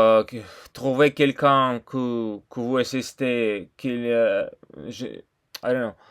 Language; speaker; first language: French; non-native, learner; Russian